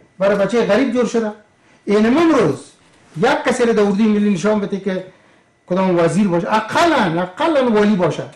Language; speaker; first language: Persian; native; Persian